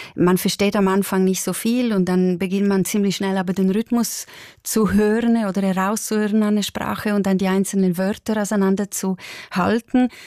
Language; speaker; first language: German; non-native, local second language; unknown